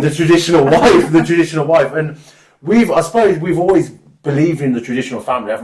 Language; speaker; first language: English; native; English